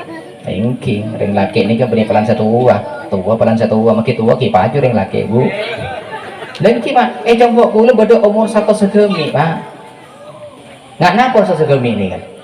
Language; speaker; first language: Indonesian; non-native, local second language; Madurese